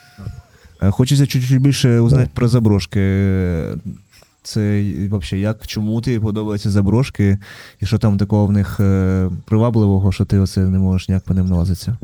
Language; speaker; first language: Ukrainian; native; Ukrainian